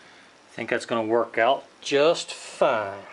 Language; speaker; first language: English; native; English